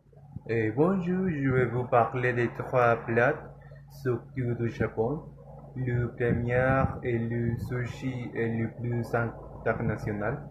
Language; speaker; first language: French; non-native, learner; Spanish